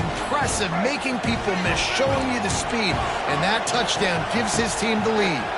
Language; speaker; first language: English; native; English